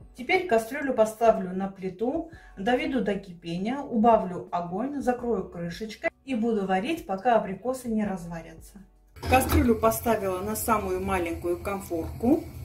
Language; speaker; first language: Russian; non-native, local second language; Armenian